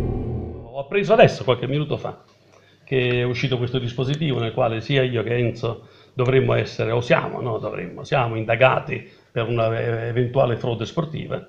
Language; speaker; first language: Italian; native; Italian